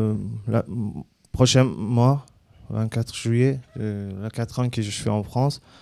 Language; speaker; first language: French; non-native, learner; Azerbaijani